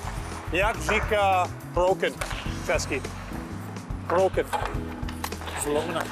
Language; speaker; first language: Czech; non-native, learner; English